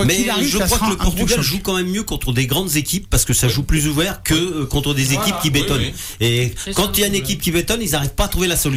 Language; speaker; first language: French; native; French